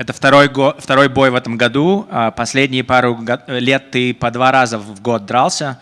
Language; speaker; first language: Russian; native; Russian